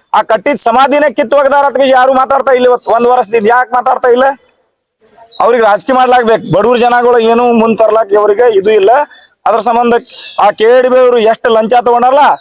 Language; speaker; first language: Kannada; non-native, local second language; Lambadi